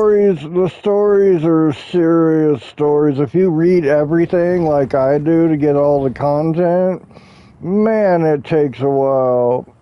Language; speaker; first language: English; native; English